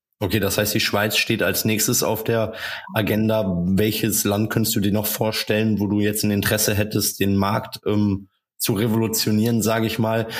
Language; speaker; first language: German; native; German